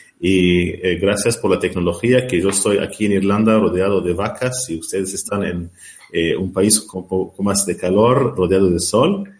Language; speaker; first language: Spanish; non-native, learner; Arabic